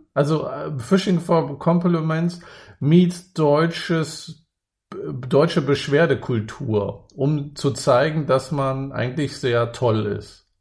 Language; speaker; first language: German; native; German